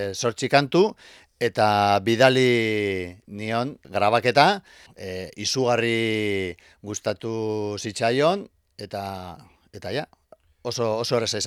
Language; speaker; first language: Basque; non-native, local second language; Spanish